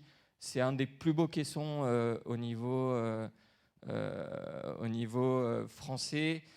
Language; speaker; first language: French; native; French